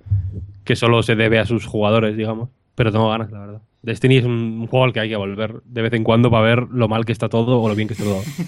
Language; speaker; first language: Spanish; native; Spanish